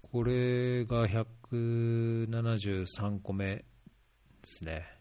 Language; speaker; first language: Japanese; native; Japanese